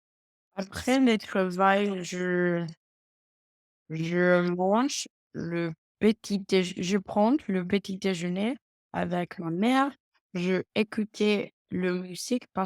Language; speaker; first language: French; non-native, learner; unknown